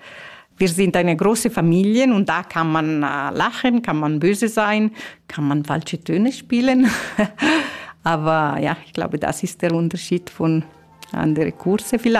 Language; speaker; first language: German; non-native, learner; Italian